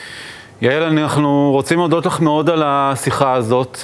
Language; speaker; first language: Hebrew; native; Hebrew